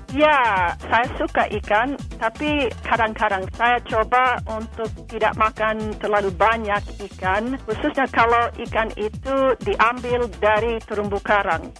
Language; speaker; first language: Indonesian; non-native, fluent; English